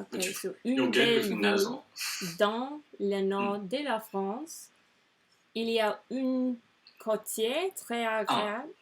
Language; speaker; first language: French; non-native, learner; English